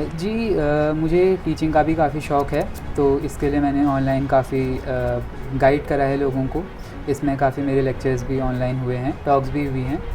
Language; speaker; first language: Hindi; native; Hindi